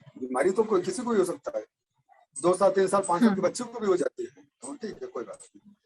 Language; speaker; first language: Hindi; native; Hindi